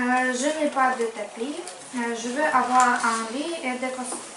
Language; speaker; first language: French; non-native, learner; Ukrainian